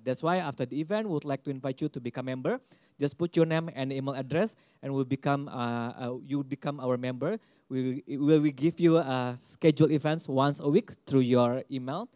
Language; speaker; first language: English; non-native, fluent; Indonesian